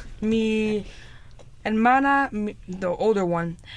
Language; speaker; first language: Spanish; early bilingual, heritage; Spanish